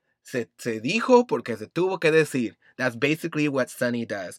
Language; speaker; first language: Spanish; early bilingual, heritage; Spanish